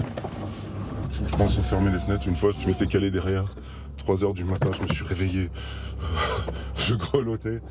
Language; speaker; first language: French; native; French